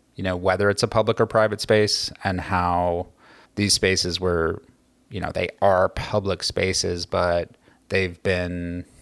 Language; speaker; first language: English; native; English